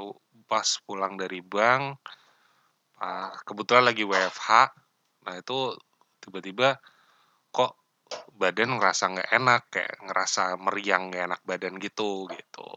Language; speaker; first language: Indonesian; native; Indonesian